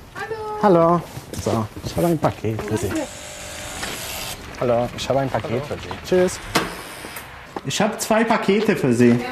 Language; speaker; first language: German; non-native, learner; Romanian